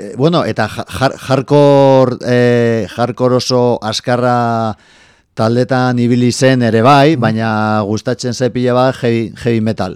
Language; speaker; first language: Basque; non-native, local second language; Spanish